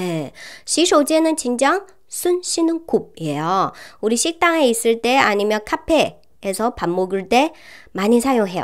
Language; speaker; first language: Korean; non-native, learner; Chinese